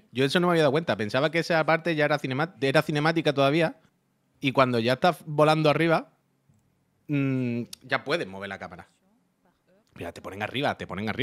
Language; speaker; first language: Spanish; native; Spanish